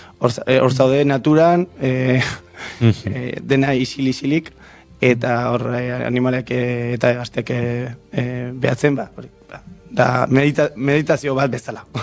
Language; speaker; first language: Basque; non-native, local second language; Spanish